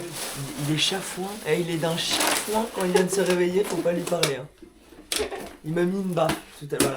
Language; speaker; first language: French; native; French